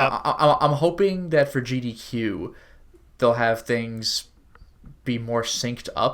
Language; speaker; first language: English; native; English